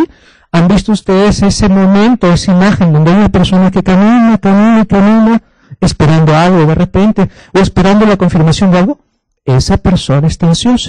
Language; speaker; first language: Spanish; native; Spanish